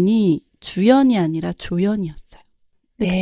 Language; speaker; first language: Korean; native; Korean